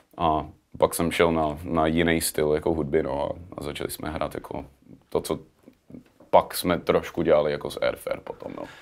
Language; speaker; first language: Czech; early bilingual, heritage; Czech